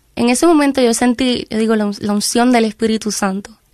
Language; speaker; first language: Spanish; native; Spanish